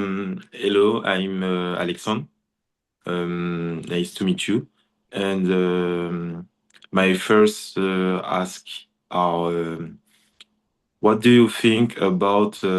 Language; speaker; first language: English; non-native, learner; French